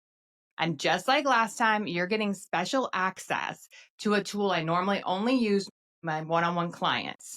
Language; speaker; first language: English; native; English